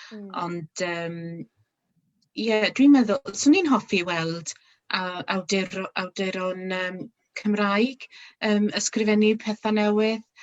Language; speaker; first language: Welsh; non-native, local second language; English